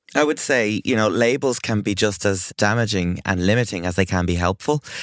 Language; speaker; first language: English; native; English